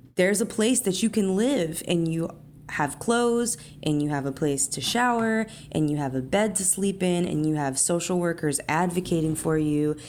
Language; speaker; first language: English; native; English